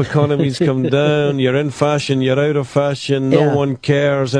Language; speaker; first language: English; native; English